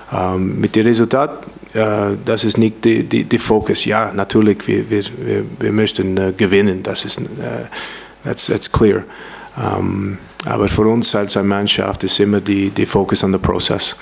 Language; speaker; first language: German; non-native, learner; English